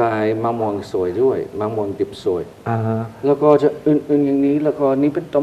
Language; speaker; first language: Thai; non-native, fluent; English